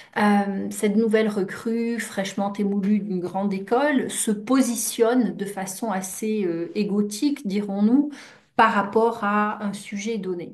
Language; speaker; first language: French; native; French